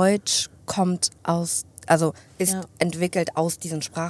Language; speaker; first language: German; early bilingual, other home language; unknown